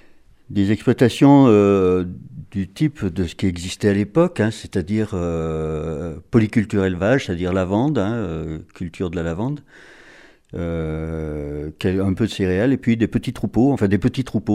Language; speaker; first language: French; native; French